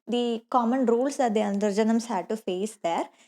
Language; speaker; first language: English; non-native, local second language; Malayalam